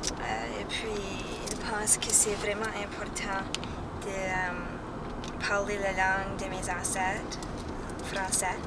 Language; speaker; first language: French; early bilingual, heritage; French